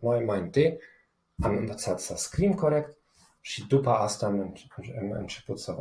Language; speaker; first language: Romanian; non-native, fluent; German